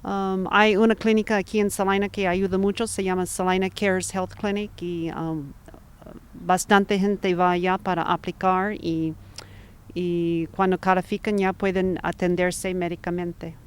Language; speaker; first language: Spanish; non-native, fluent; English